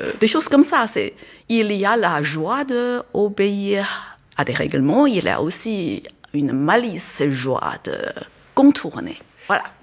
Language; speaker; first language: French; non-native, fluent; Chinese